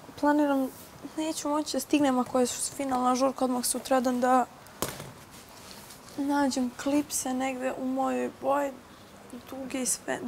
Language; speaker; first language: Serbian; native; Serbian